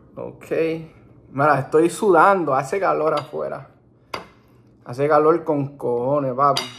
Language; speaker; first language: Spanish; early bilingual, heritage; Spanish